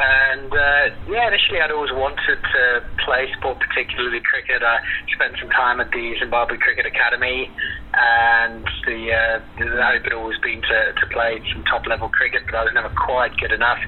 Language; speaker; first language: English; native; English